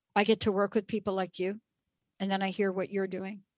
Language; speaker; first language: English; native; English